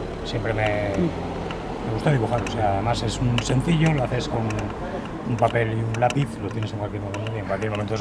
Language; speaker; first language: Spanish; native; Spanish